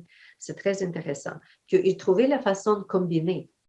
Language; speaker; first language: French; non-native, fluent; Ukrainian